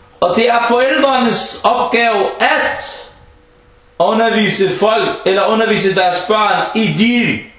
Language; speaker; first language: Danish; non-native, fluent; Arabic